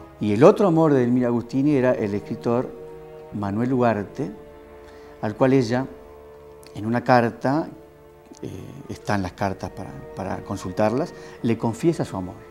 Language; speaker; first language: Spanish; native; Spanish